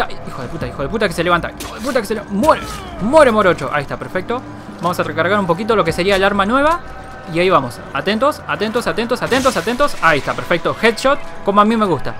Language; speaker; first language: Spanish; native; Spanish